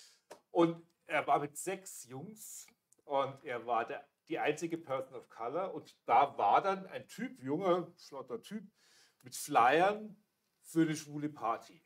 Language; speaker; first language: German; native; German